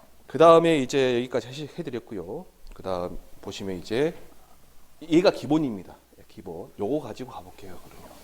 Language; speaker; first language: Korean; native; Korean